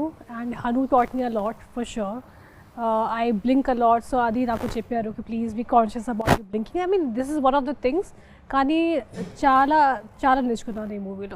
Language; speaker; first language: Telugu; non-native, local second language; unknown